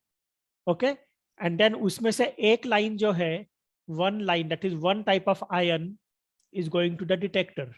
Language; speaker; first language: English; non-native, local second language; Marathi